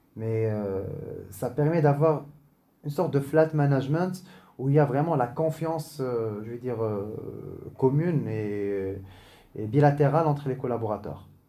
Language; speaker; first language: French; non-native, local second language; Arabic